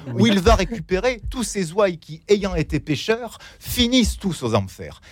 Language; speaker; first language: French; native; French